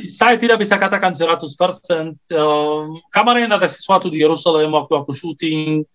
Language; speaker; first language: Indonesian; non-native, fluent; Arabic